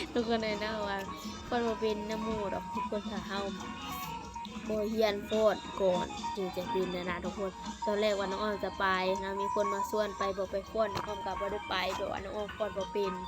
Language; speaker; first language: Thai; non-native, local second language; Lao